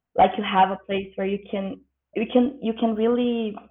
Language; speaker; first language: English; non-native, fluent; Portuguese